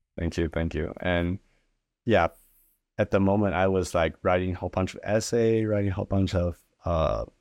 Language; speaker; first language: English; early bilingual, other home language; Chinese